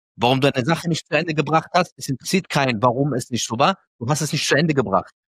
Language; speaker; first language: German; early bilingual, other home language; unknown